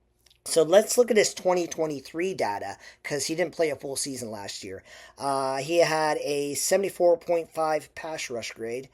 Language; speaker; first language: English; native; English